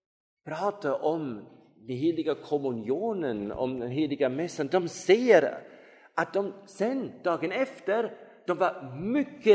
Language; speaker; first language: Swedish; non-native, fluent; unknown